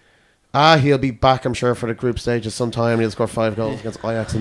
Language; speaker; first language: English; native; English